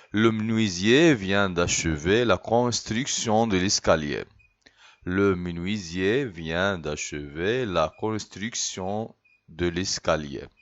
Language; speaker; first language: French; non-native, fluent; Arabic